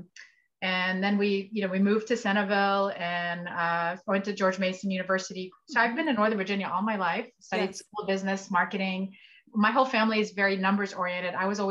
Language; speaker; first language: English; early bilingual, other home language; Arabic